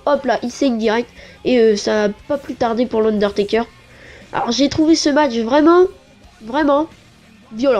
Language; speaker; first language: French; native; French